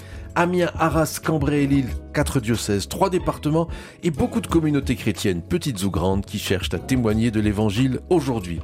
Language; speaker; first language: French; native; French